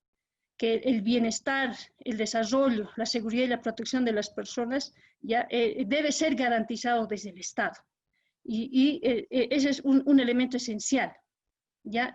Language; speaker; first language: Spanish; native; Spanish